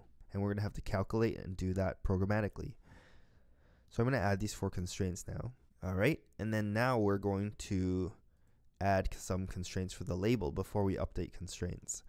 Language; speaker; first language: English; native; English